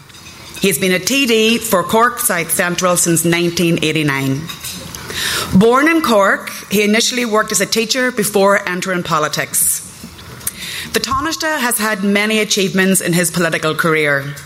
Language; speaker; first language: English; native; English